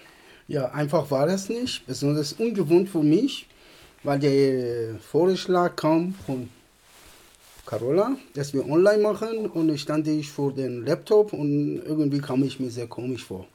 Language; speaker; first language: German; non-native, fluent; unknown